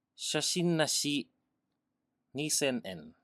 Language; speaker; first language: Japanese; non-native, learner; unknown